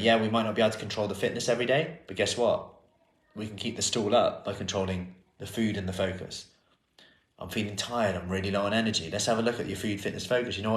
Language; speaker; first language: English; native; English